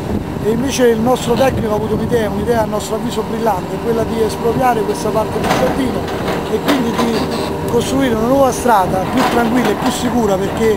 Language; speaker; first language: Italian; native; Italian